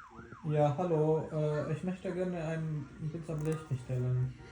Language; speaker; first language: German; non-native, learner; Urdu